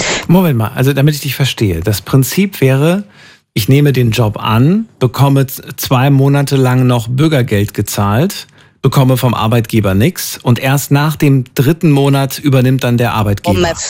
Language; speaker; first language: German; native; German